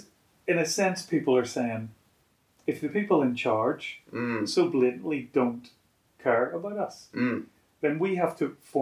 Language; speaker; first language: English; native; English